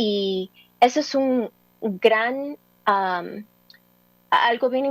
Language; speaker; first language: Spanish; early bilingual, heritage; English